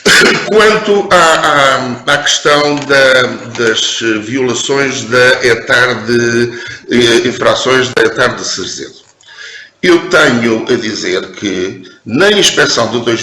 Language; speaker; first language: Portuguese; native; Portuguese